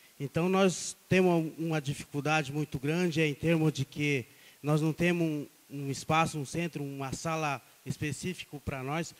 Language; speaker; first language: Portuguese; non-native, local second language; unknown